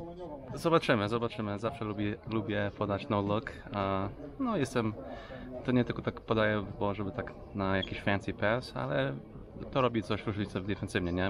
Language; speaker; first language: Polish; non-native, fluent; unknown